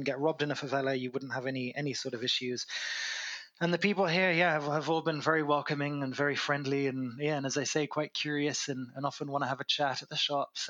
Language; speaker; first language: English; native; English